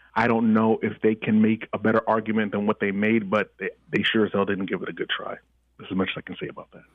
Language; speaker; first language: English; early bilingual, other home language; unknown